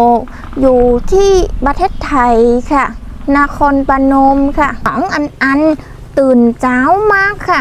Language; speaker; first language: Thai; non-native, learner; Vietnamese